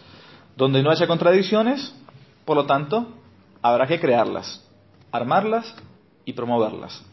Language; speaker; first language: Spanish; native; Spanish